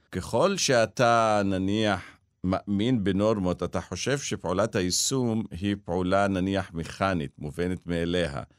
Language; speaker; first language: Hebrew; non-native, local second language; Arabic